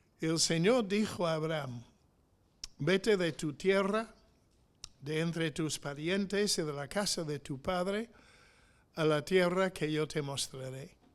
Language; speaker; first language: Spanish; non-native, fluent; English